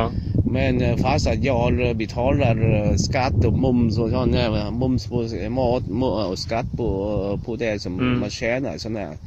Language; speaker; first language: Swedish; non-native, learner; Vietnamese